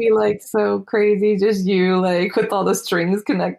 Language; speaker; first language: English; native; English